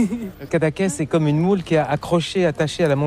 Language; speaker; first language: French; native; French